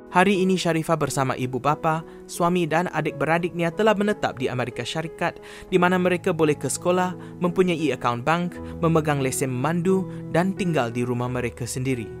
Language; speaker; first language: Malay; native; Malay